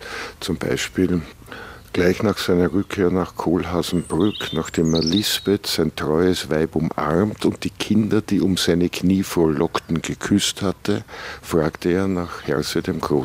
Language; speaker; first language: German; native; German